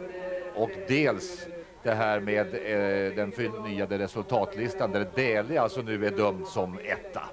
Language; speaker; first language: Swedish; native; Swedish